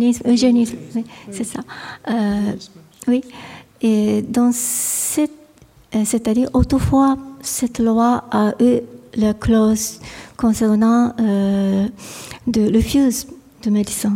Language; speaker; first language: French; non-native, fluent; Japanese